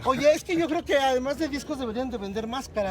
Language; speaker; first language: Spanish; native; Spanish